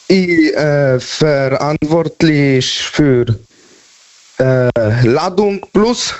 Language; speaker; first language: German; non-native, learner; Polish